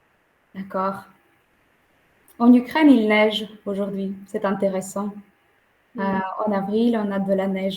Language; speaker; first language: French; non-native, fluent; Ukrainian